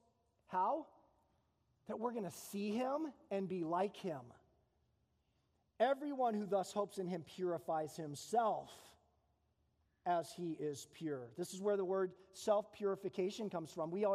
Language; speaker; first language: English; native; English